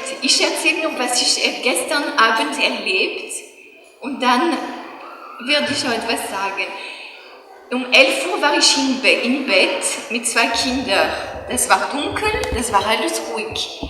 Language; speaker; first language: German; non-native, fluent; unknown